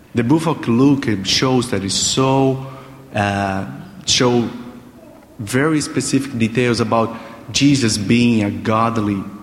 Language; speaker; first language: English; non-native, fluent; Portuguese